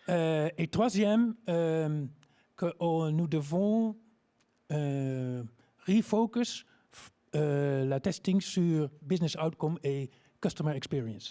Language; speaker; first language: French; non-native, learner; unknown